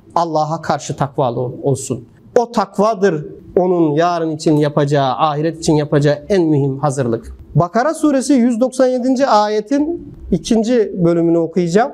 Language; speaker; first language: Turkish; native; Turkish